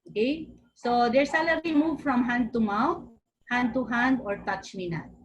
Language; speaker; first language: English; non-native, local second language; Filipino